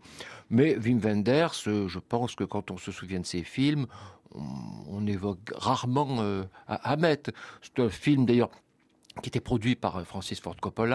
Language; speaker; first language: French; native; French